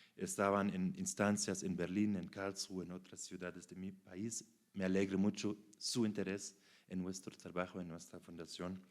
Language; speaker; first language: Spanish; non-native, fluent; German